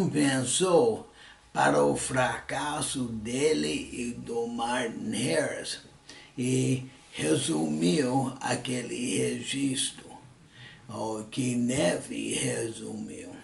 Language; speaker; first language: Portuguese; early bilingual, other home language; English